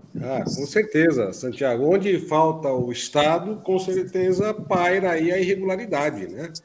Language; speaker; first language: Portuguese; native; Portuguese